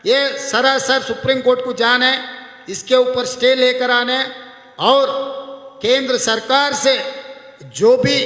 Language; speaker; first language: Hindi; non-native, local second language; Telugu